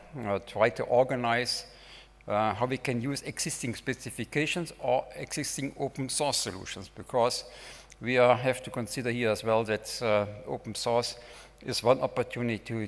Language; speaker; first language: English; non-native, fluent; German